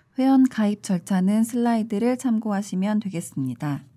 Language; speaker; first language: Korean; native; Korean